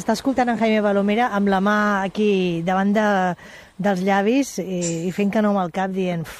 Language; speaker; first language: Catalan; native; Catalan